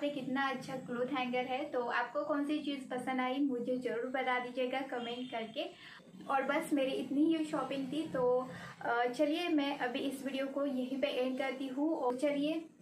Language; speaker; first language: Hindi; non-native, local second language; Marathi